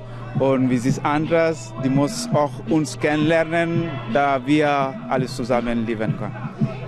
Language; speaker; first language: German; non-native, learner; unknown